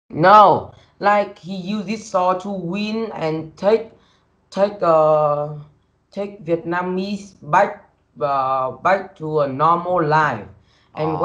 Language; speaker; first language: English; non-native, learner; Vietnamese